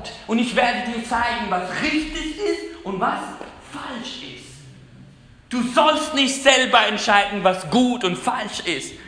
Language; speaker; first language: German; non-native, fluent; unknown